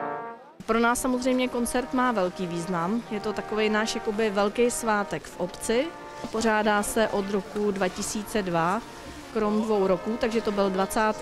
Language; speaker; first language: Czech; native; Czech